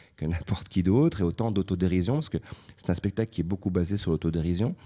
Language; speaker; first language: French; native; French